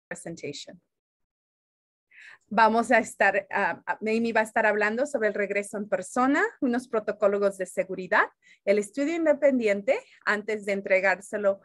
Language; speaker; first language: Spanish; early bilingual, heritage; Spanish